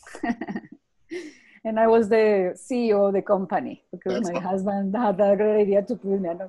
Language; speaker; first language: English; non-native, fluent; Spanish